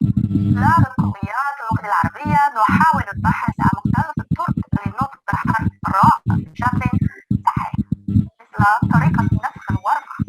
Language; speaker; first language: Arabic; non-native, fluent; Chinese